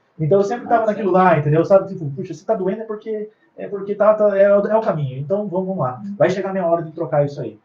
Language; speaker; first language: Portuguese; native; Portuguese